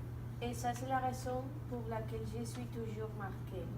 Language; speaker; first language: French; non-native, learner; Spanish